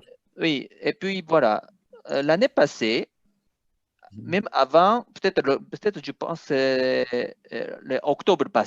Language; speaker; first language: French; non-native, fluent; Japanese